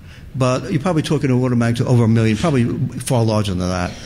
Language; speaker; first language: English; native; English